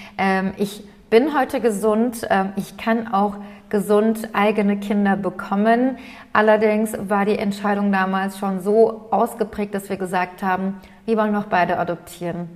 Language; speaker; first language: German; early bilingual, other home language; Turkish